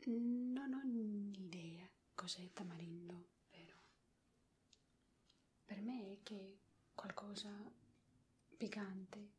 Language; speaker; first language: Italian; non-native, learner; Spanish